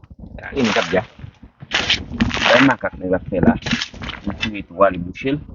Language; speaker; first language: French; non-native, learner; Haitian Creole